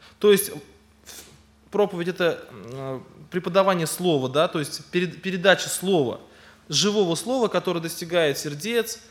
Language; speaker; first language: Russian; native; Russian